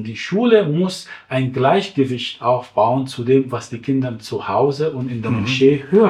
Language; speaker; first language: German; non-native, fluent; Arabic